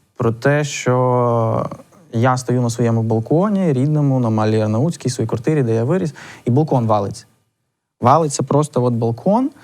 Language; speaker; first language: Ukrainian; non-native, local second language; Russian